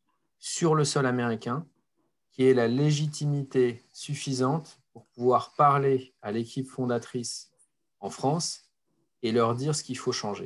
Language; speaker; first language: French; native; French